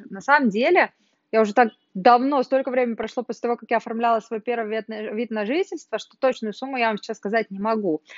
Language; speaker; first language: Russian; native; Russian